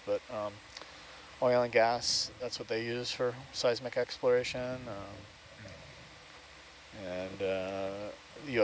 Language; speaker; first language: English; native; English